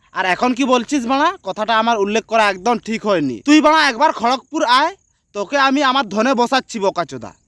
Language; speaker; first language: Bangla; non-native, local second language; Santali